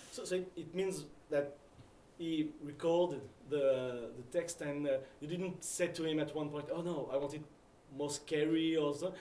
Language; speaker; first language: English; non-native, fluent; French